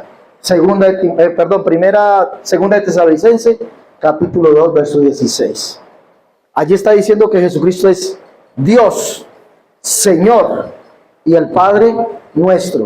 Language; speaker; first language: Spanish; native; Spanish